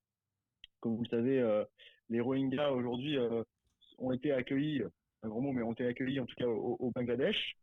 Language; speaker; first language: French; native; French